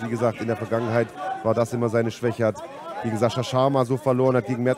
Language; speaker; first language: German; native; German